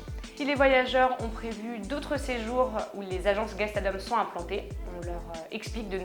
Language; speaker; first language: French; native; French